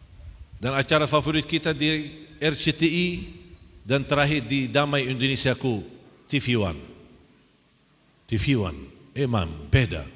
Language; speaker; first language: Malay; non-native, fluent; Arabic